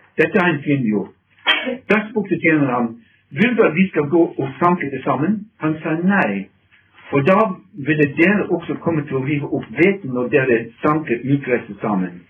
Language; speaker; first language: Norwegian; non-native, fluent; English